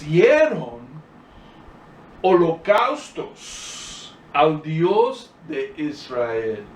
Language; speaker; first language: Spanish; non-native, fluent; English